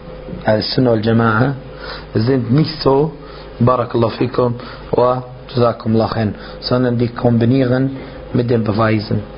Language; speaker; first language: German; non-native, fluent; Arabic